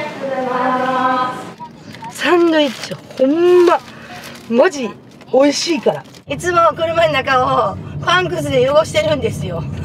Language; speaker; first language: Japanese; native; Japanese